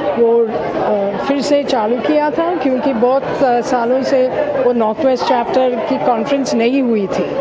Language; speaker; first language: Hindi; non-native, local second language; Punjabi